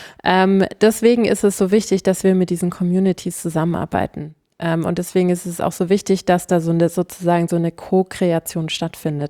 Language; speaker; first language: German; native; German